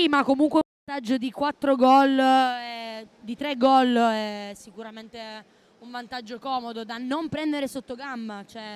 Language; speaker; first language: Italian; native; Italian